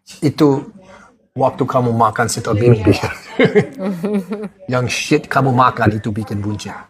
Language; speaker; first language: Indonesian; non-native, learner; English